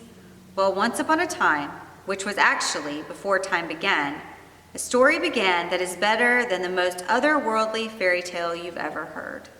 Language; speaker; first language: English; native; English